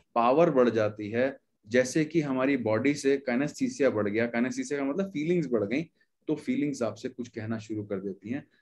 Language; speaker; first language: Hindi; native; Hindi